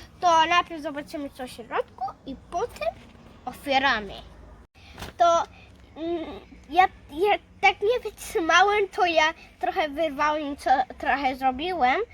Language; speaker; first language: Polish; early bilingual, heritage; Polish